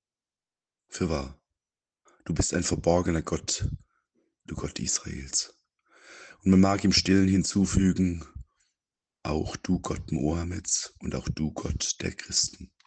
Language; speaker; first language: German; native; German